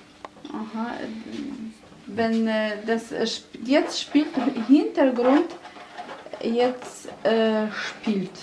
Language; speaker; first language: German; non-native, fluent; Russian